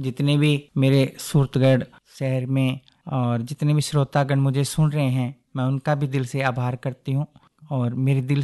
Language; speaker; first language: Hindi; native; Hindi